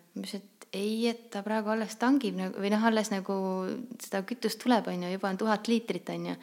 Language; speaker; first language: Estonian; native; Estonian